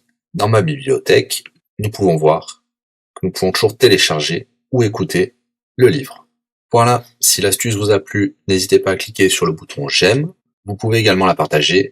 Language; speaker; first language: French; native; French